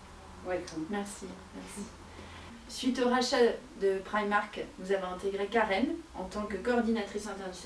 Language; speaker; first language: French; native; French